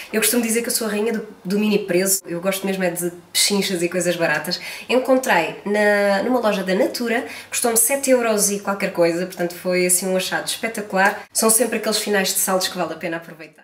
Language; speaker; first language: Portuguese; native; Portuguese